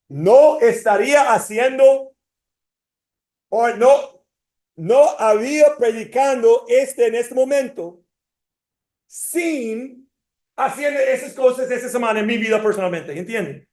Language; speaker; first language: Spanish; non-native, fluent; English